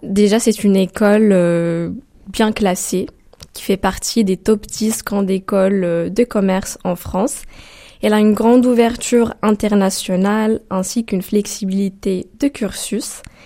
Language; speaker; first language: French; non-native, local second language; Arabic